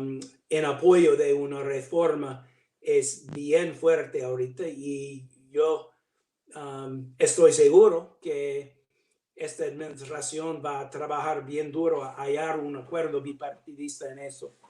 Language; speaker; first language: Spanish; non-native, fluent; English